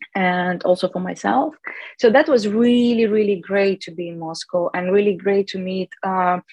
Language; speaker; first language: English; non-native, fluent; Russian